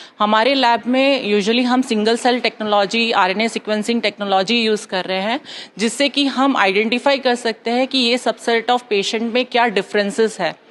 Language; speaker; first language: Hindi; non-native, local second language; Malayalam